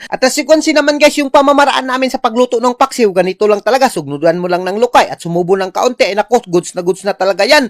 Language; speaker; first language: Filipino; non-native, local second language; Cebuano